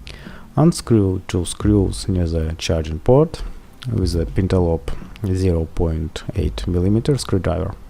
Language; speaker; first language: English; non-native, fluent; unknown